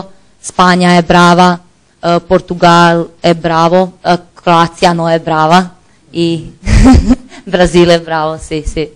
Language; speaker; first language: Italian; non-native, learner; Croatian